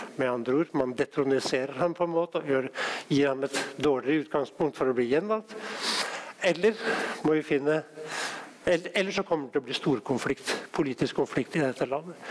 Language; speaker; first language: Norwegian; native; Norwegian